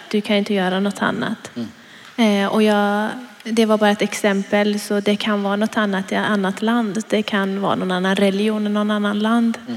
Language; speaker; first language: Swedish; non-native, fluent; Persian